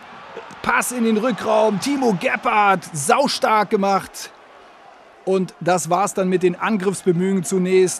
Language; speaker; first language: German; native; German